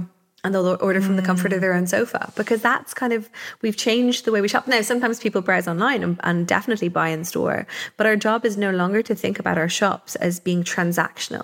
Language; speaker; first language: English; native; English